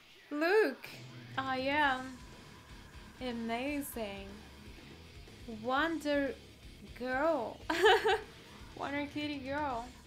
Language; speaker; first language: English; non-native, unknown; Russian